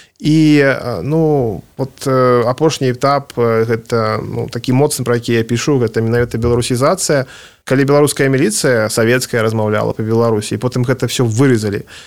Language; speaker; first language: Belarusian; non-native, local second language; Russian